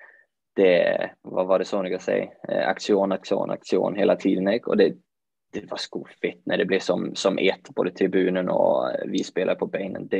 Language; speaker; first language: Swedish; native; Swedish